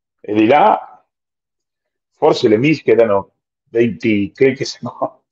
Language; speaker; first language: Italian; non-native, fluent; Spanish